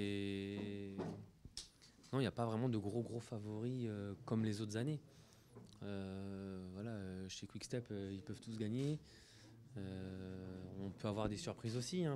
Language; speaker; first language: French; native; French